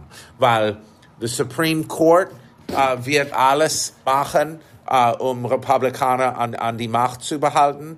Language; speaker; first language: German; non-native, fluent; English